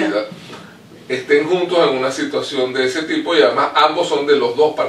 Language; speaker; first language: Spanish; native; Spanish